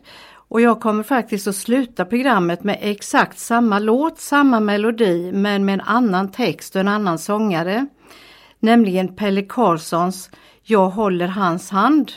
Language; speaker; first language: Swedish; native; Swedish